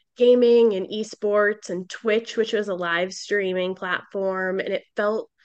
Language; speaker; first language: English; native; English